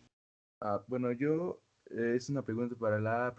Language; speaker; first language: Spanish; native; Spanish